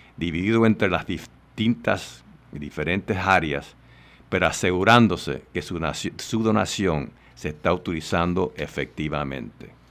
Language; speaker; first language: Spanish; native; Spanish